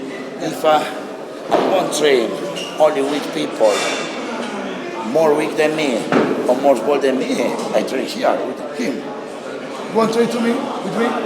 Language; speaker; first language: English; non-native, learner; Italian